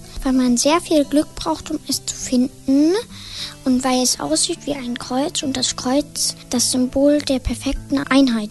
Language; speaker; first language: German; native; German